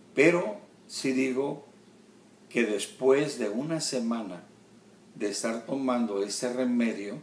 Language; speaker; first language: Spanish; early bilingual, heritage; Spanish